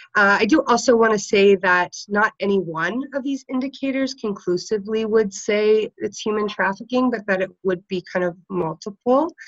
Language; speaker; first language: English; native; English